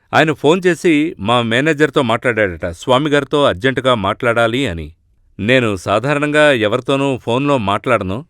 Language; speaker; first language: Telugu; non-native, fluent; Malayalam